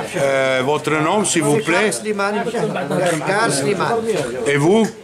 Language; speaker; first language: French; non-native, learner; Italian